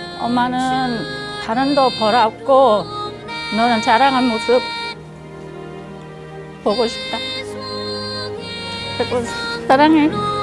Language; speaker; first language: Korean; non-native, learner; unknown